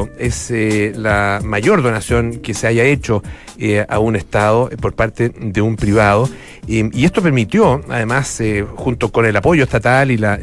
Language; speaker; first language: Spanish; native; Spanish